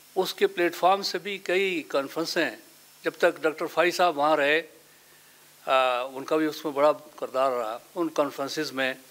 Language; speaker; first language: Urdu; non-native, local second language; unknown